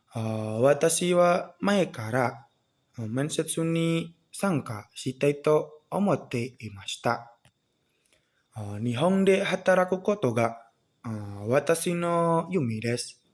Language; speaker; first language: Japanese; non-native, learner; Indonesian